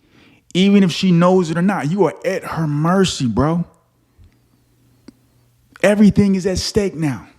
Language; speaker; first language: English; native; English